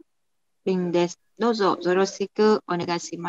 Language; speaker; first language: Japanese; non-native, learner; Vietnamese